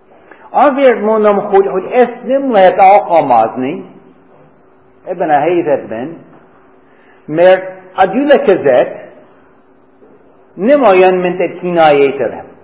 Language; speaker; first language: Hungarian; non-native, fluent; English